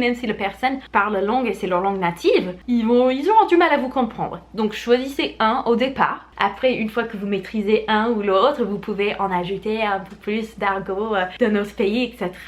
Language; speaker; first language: French; non-native, fluent; English